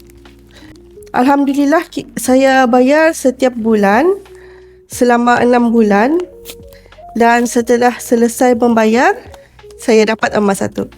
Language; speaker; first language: Malay; native; Malay